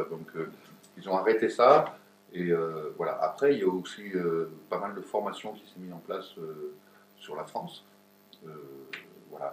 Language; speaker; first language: French; native; French